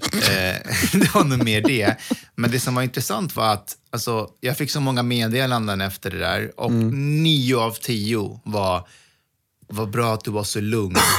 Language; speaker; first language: Swedish; early bilingual, other home language; Persian